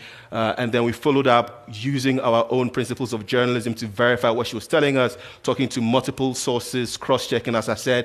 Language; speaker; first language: English; non-native, local second language; Akan